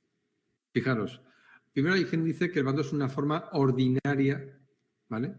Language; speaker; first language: Spanish; native; Spanish